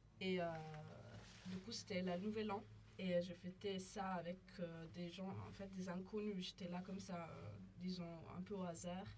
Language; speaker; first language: French; non-native, fluent; Italian